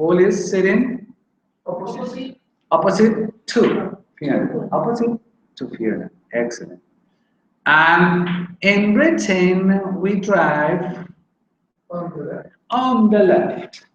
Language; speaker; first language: English; non-native, fluent; Spanish